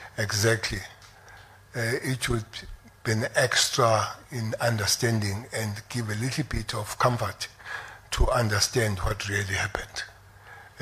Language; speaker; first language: English; non-native, local second language; Zulu